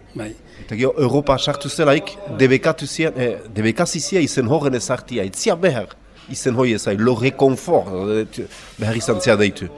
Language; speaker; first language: Basque; native; Basque